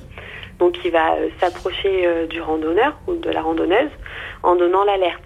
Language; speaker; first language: French; native; French